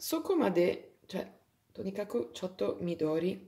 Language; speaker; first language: Japanese; non-native, learner; Italian